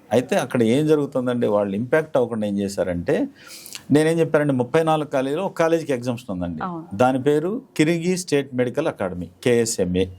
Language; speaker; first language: Telugu; native; Telugu